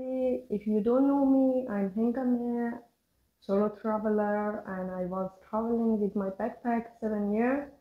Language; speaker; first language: English; non-native, learner; Persian